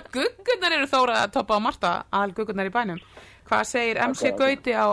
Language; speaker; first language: Icelandic; native; Icelandic